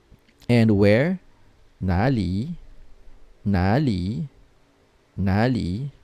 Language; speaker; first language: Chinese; non-native, fluent; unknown